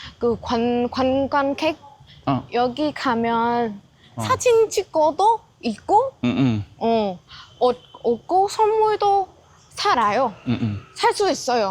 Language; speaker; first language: Korean; non-native, learner; Vietnamese